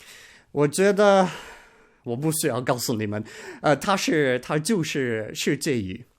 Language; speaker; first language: Chinese; non-native, learner; English